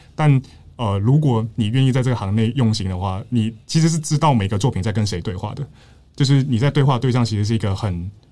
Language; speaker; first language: Chinese; native; Chinese